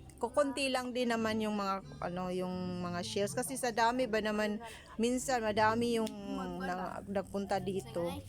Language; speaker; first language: Filipino; native; Filipino